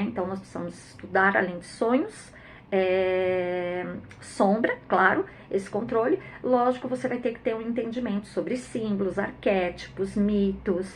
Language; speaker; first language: Portuguese; native; Portuguese